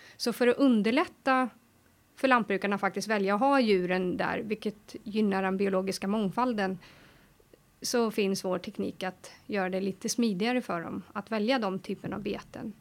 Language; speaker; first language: Swedish; native; Swedish